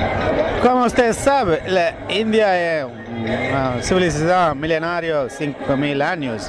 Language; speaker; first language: Spanish; non-native, fluent; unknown